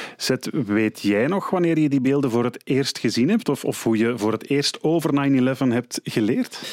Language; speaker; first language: Dutch; native; Dutch